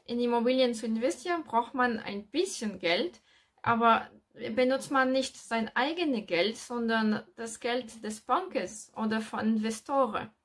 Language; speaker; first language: German; non-native, learner; French